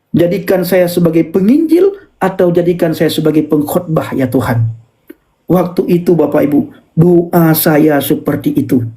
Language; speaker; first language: Indonesian; non-native, local second language; Achinese